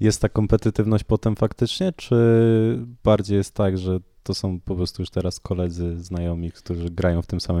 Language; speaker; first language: Polish; native; Polish